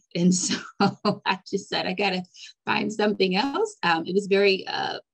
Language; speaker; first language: English; native; English